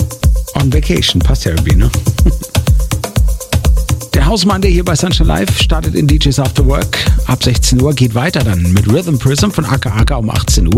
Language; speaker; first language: German; native; German